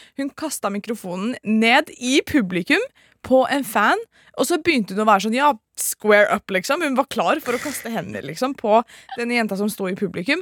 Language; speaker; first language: Norwegian; native; Norwegian